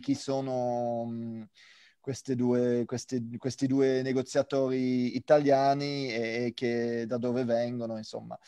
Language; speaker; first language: Italian; non-native, fluent; French